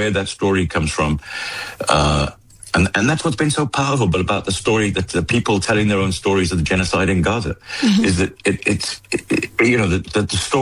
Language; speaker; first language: English; native; English